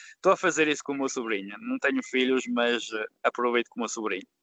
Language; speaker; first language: Portuguese; early bilingual, heritage; Portuguese